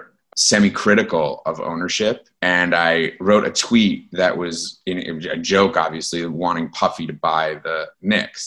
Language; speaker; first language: English; native; English